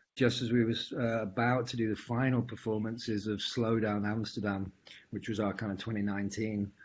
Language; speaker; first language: English; native; English